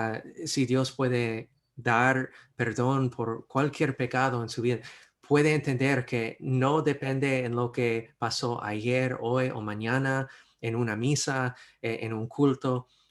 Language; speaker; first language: Spanish; non-native, fluent; English